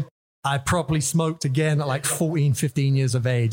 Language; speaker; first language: English; native; English